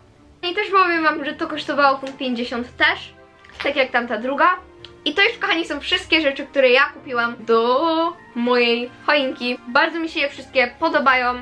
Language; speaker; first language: Polish; early bilingual, heritage; Polish